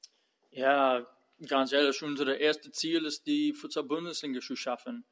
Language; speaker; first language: German; non-native, fluent; English